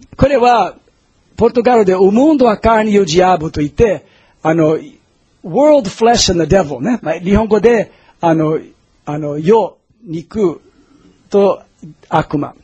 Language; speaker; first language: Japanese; non-native, fluent; English